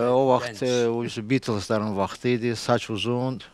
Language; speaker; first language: Azerbaijani; native; Azerbaijani